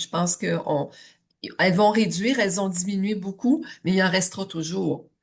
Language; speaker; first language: French; native; French